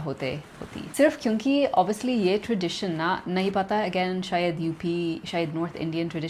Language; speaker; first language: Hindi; non-native, learner; English